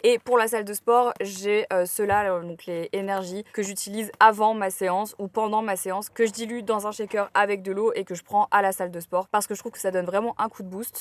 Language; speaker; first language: French; native; French